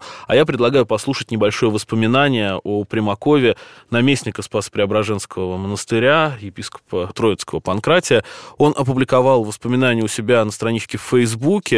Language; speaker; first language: Russian; native; Russian